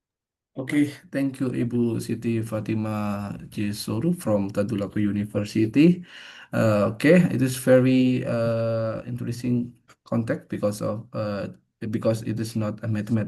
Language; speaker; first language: English; non-native, fluent; Indonesian